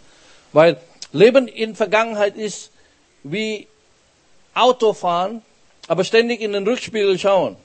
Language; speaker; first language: German; non-native, fluent; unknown